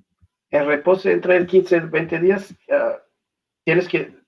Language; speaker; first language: Spanish; non-native, learner; English